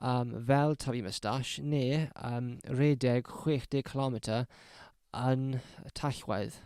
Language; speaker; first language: Welsh; non-native, local second language; English